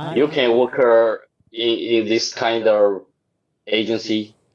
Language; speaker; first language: English; non-native, learner; Chinese